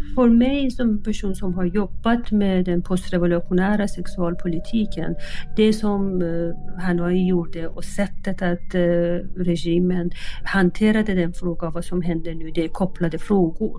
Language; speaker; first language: Swedish; non-native, fluent; Persian